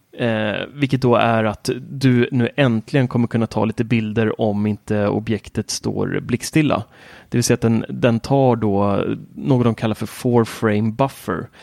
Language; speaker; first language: Swedish; native; Swedish